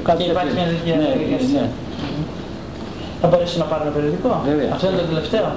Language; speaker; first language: Greek; native; Greek